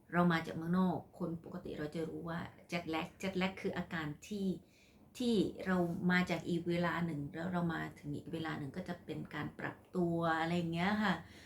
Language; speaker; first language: Thai; non-native, local second language; Khmer